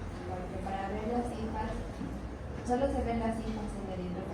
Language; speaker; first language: Spanish; native; Spanish